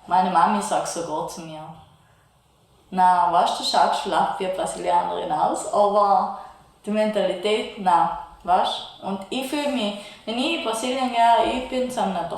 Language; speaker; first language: German; early bilingual, other home language; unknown